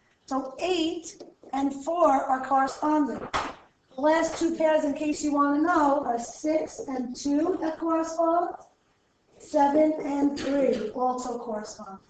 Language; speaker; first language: English; native; English